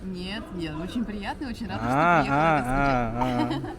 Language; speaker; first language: Russian; native; Russian